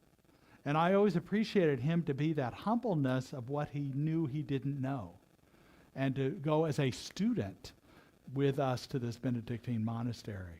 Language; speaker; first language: English; native; English